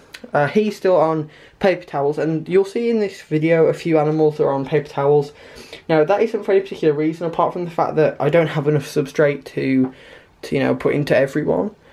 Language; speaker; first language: English; native; English